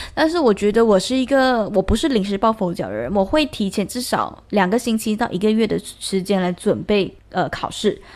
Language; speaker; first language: Chinese; native; Chinese